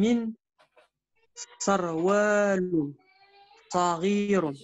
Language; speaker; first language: Arabic; non-native, learner; French